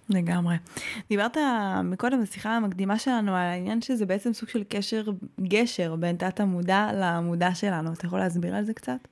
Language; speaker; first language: Hebrew; native; Hebrew